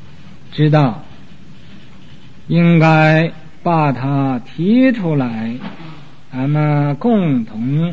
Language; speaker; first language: Chinese; native; Chinese